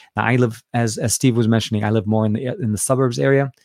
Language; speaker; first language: English; non-native, fluent; Arabic